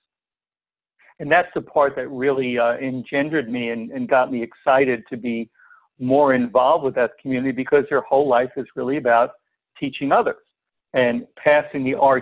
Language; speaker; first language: English; native; English